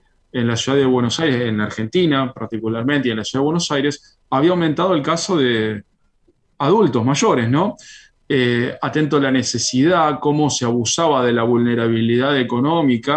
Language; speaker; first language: Spanish; native; Spanish